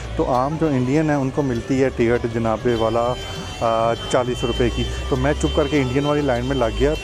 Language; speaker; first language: Urdu; native; Urdu